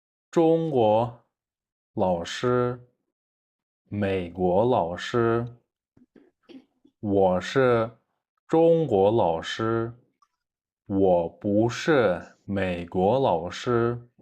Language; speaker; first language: Chinese; non-native, fluent; Kyrgyz